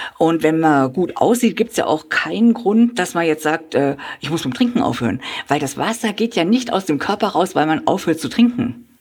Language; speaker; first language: German; native; German